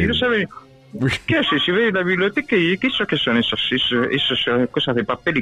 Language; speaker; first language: Spanish; native; Spanish